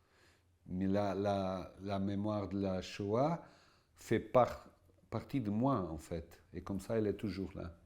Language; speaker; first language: French; non-native, fluent; Portuguese